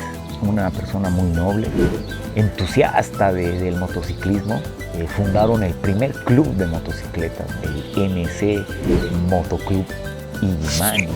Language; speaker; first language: Spanish; native; Spanish